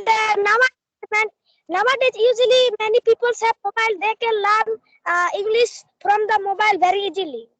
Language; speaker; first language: English; non-native, learner; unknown